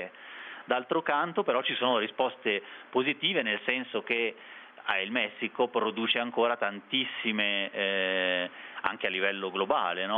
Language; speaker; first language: Italian; native; Italian